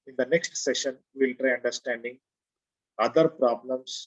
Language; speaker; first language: English; non-native, local second language; Kannada